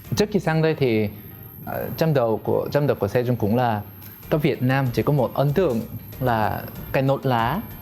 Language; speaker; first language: Vietnamese; non-native, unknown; Korean